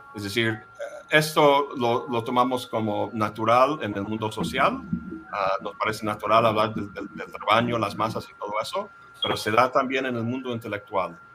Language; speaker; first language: Spanish; non-native, fluent; English